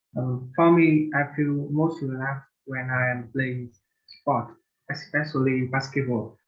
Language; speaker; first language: English; non-native, learner; Vietnamese